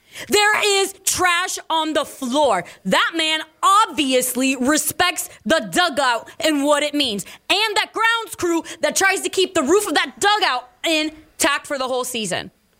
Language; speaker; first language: English; early bilingual, other home language; Spanish